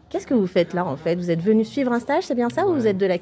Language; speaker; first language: French; native; French